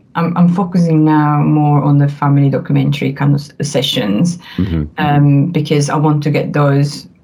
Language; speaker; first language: English; non-native, fluent; Italian